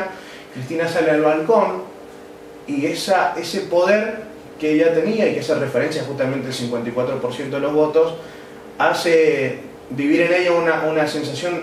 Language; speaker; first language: Spanish; native; Spanish